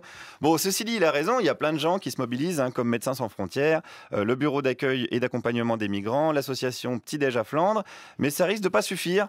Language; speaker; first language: French; native; French